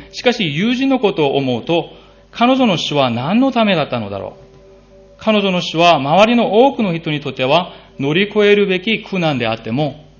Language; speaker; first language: Japanese; non-native, fluent; Korean